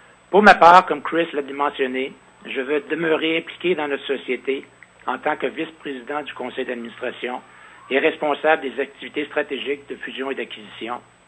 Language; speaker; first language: French; native; French